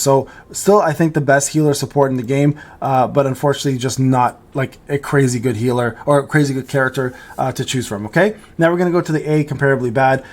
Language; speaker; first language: English; native; English